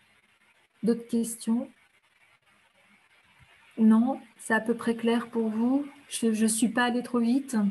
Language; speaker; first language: French; native; French